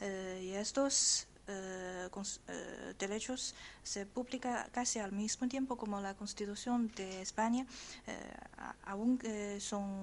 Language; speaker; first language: Spanish; non-native, learner; Chinese